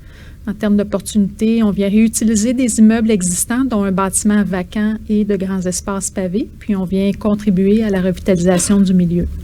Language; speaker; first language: French; native; French